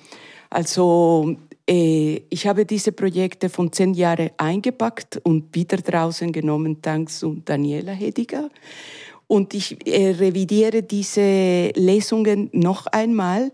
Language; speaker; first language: German; non-native, learner; Spanish